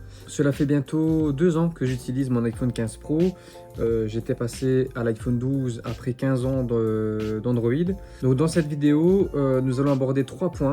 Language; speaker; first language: French; native; French